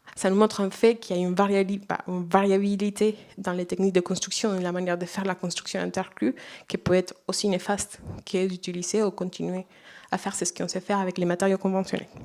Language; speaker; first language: French; non-native, fluent; Spanish